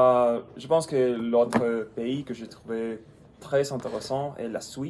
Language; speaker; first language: French; non-native, learner; English